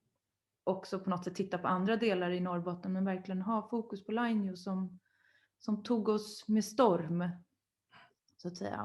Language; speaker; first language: Swedish; native; Swedish